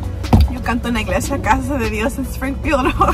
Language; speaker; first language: Spanish; early bilingual, heritage; Spanish